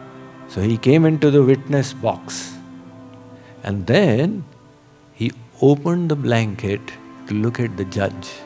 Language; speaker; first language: English; non-native, local second language; Hindi